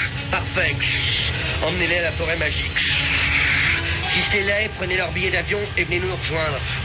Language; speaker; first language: French; native; French